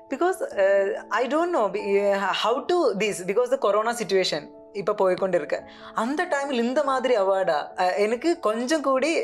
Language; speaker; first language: Tamil; non-native, learner; Malayalam